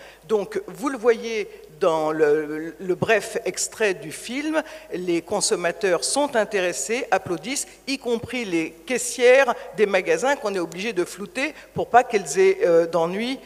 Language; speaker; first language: French; native; French